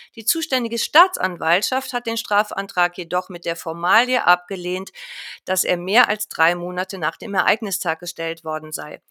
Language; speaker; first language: German; native; German